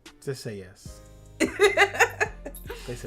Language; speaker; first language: English; native; English